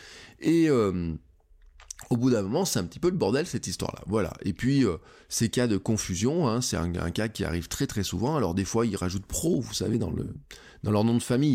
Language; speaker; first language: French; native; French